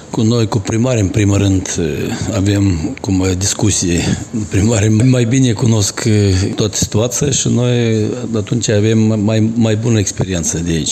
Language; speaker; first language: Romanian; non-native, local second language; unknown